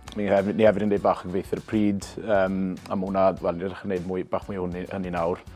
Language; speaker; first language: Welsh; native; Welsh